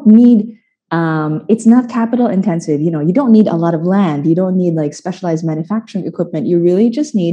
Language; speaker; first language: English; non-native, local second language; Filipino